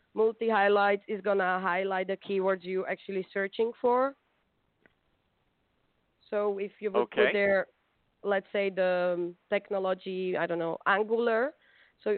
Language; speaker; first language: English; non-native, fluent; Slovak